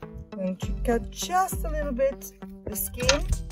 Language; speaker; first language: English; non-native, fluent; French